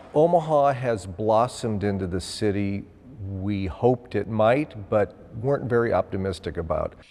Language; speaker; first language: English; native; English